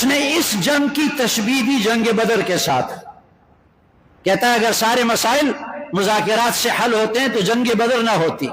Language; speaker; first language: Urdu; non-native, local second language; Northern Hindko